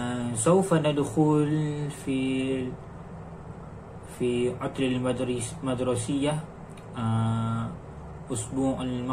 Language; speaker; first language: Arabic; non-native, learner; Malay